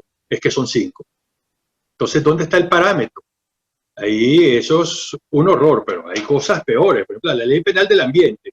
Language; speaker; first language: Spanish; native; Spanish